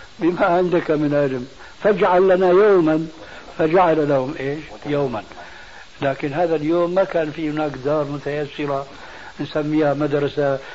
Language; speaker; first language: Arabic; early bilingual, other home language; Albanian